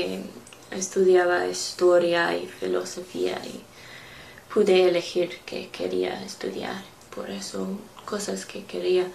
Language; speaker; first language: Spanish; non-native, learner; English